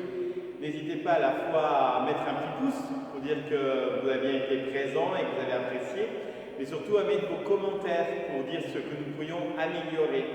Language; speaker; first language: French; native; French